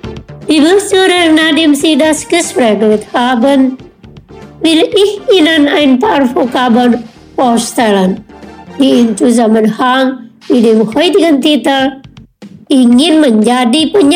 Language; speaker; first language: German; non-native, fluent; Indonesian